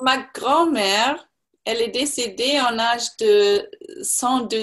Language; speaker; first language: French; non-native, learner; German